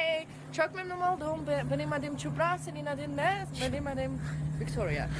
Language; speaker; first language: Turkish; non-native, learner; Russian